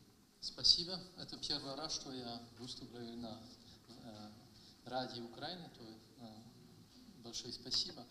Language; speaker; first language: Russian; non-native, fluent; French